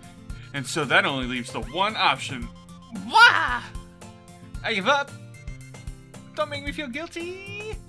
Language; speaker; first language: English; native; English